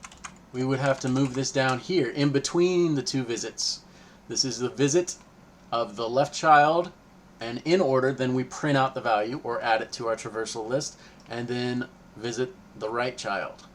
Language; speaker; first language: English; native; English